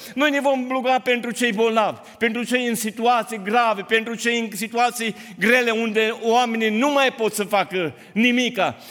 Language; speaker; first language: Romanian; non-native, local second language; Hungarian